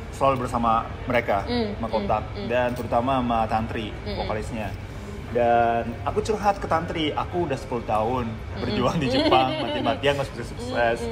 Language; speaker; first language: Indonesian; non-native, fluent; Japanese